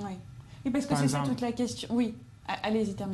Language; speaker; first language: French; native; French